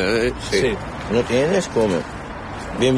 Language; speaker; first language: Spanish; non-native, learner; Arabic